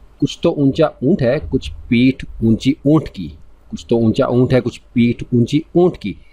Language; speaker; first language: Urdu; native; Urdu